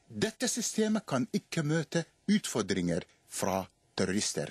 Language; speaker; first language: Norwegian; non-native, fluent; Arabic